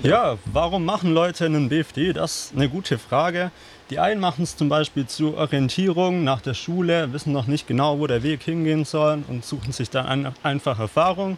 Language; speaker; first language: German; native; German